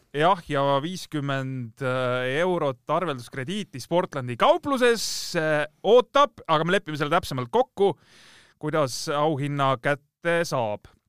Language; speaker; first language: Estonian; native; Estonian